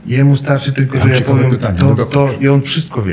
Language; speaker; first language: Polish; non-native, fluent; Russian